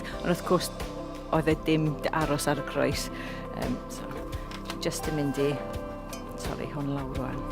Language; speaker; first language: Welsh; non-native, local second language; English